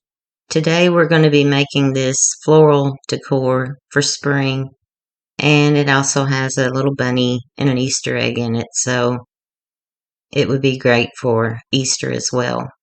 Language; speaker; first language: English; native; English